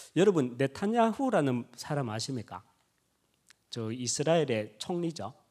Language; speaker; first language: Korean; native; Korean